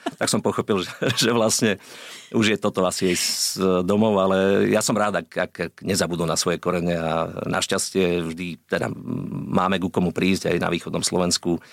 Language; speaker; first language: Slovak; native; Slovak